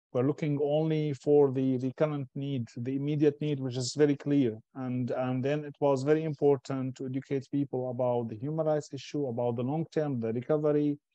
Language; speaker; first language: English; non-native, fluent; Arabic